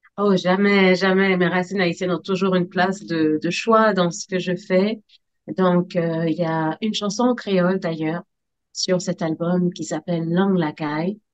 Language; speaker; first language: French; native; French